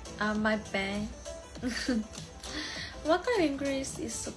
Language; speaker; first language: English; non-native, learner; Korean